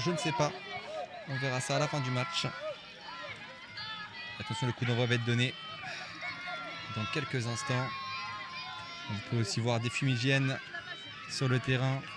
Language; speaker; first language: French; native; French